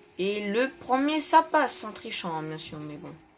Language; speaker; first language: French; native; French